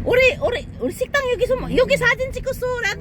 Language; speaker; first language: Korean; non-native, learner; Filipino